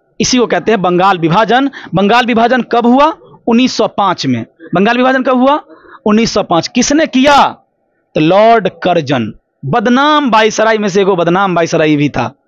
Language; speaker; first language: Hindi; native; Hindi